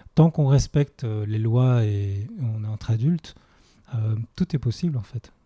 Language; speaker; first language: French; native; French